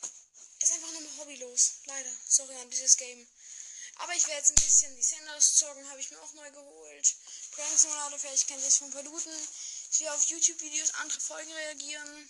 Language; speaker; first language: German; native; German